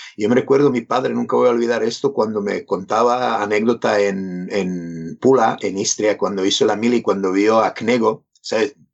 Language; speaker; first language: Spanish; non-native, fluent; Serbian